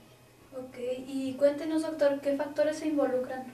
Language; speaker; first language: Spanish; native; Spanish